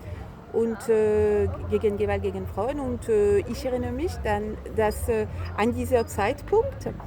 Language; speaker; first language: German; non-native, fluent; French